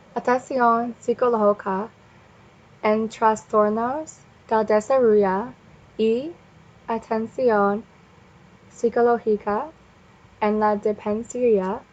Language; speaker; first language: Spanish; non-native, learner; English